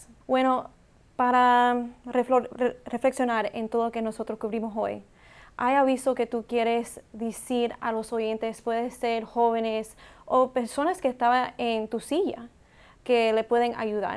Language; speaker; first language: Spanish; non-native, learner; English